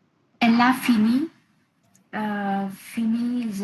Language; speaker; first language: French; non-native, learner; Vietnamese